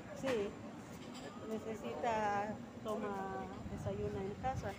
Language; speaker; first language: Spanish; non-native, learner; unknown